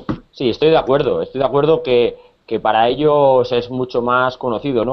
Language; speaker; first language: Spanish; native; Spanish